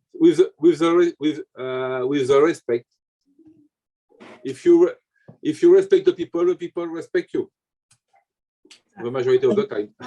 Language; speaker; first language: English; non-native, learner; French